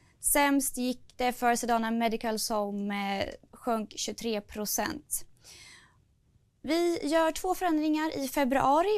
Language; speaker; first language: Swedish; native; Swedish